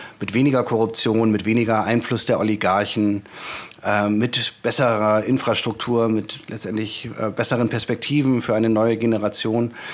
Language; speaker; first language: German; native; German